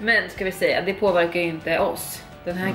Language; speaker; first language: Swedish; native; Swedish